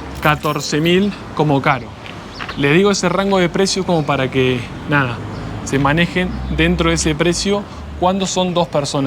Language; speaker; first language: Spanish; native; Spanish